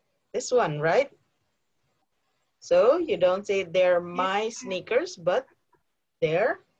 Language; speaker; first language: English; non-native, fluent; Indonesian